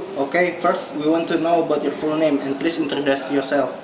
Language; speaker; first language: English; non-native, learner; Indonesian